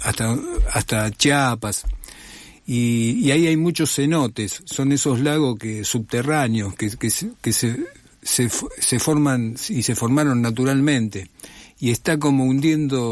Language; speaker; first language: Spanish; native; Spanish